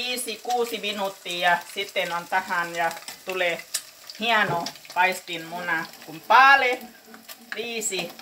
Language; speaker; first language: Finnish; non-native, learner; Thai